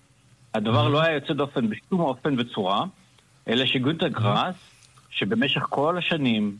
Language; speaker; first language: Hebrew; native; Hebrew